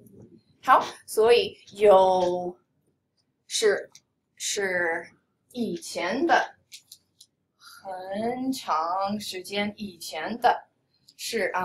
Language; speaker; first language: Chinese; non-native, fluent; English